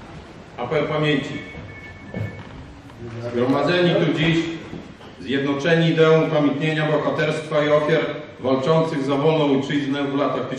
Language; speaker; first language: Polish; native; Polish